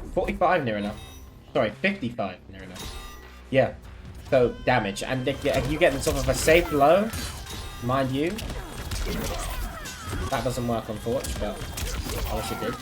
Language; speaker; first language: English; native; English